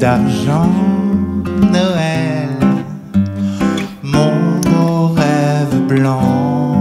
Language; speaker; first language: French; native; French